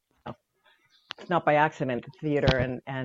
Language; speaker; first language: English; native; English